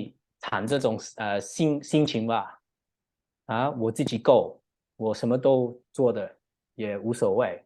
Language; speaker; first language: Chinese; non-native, learner; English